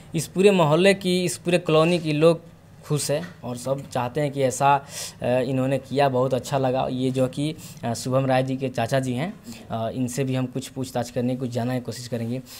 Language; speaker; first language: Hindi; native; Hindi